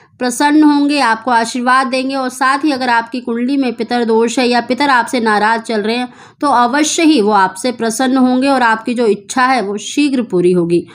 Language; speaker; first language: Hindi; native; Hindi